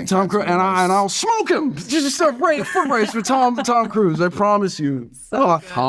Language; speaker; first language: English; native; English